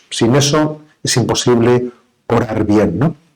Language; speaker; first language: Spanish; native; Spanish